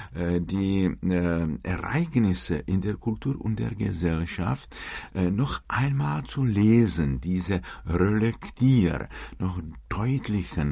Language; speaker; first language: German; non-native, fluent; Czech